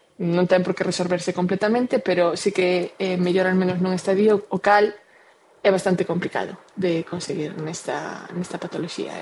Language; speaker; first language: Galician; non-native, local second language; Spanish